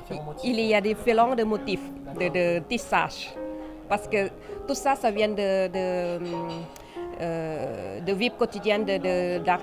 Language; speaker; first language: French; non-native, fluent; Thai